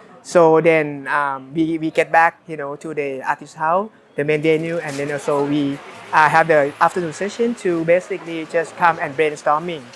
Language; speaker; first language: English; non-native, fluent; Thai